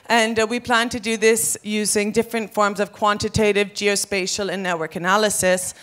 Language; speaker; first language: English; native; English